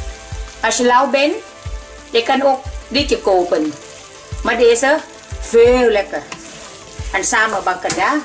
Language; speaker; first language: Dutch; non-native, learner; Thai